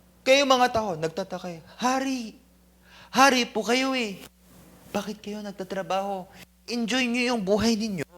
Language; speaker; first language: Filipino; non-native, fluent; Korean